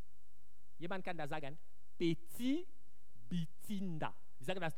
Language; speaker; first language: German; non-native, fluent; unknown